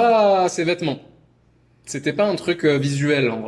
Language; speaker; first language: French; native; French